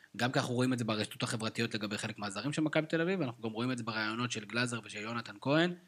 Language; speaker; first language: Hebrew; native; Hebrew